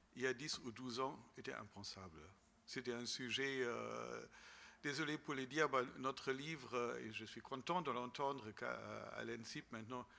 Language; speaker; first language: French; non-native, fluent; German